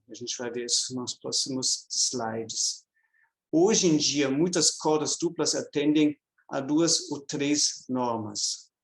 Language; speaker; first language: Portuguese; non-native, fluent; German